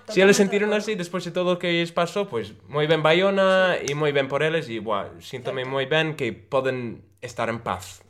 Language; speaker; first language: Galician; non-native, local second language; Spanish